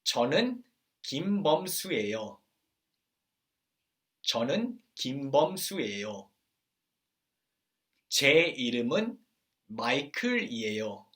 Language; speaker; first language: Korean; non-native, fluent; English